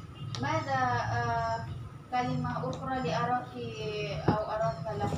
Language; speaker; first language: Arabic; non-native, learner; Indonesian